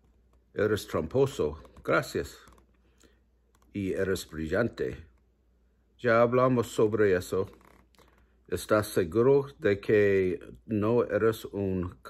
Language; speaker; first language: Spanish; non-native, learner; English